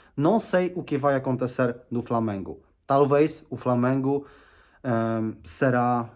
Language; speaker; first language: Portuguese; non-native, fluent; Polish